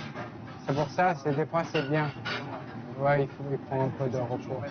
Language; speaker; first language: French; non-native, fluent; Chinese